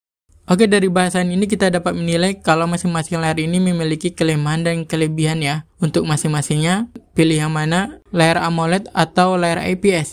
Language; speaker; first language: Indonesian; native; Indonesian